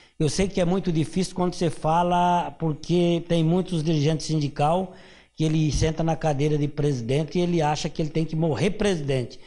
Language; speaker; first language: Portuguese; native; Portuguese